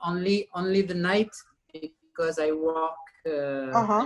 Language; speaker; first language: English; non-native, learner; French